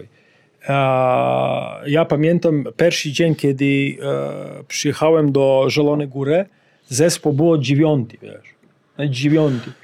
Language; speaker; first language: Polish; non-native, fluent; Serbian